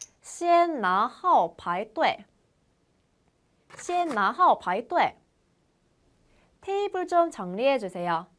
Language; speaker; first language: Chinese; non-native, fluent; Korean